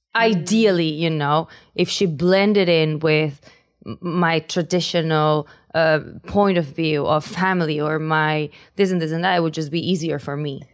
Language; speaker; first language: English; non-native, fluent; Spanish